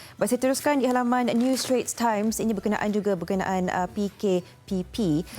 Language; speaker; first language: Malay; native; Malay